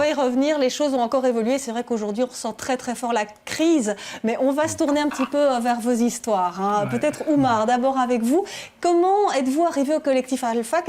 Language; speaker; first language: French; native; French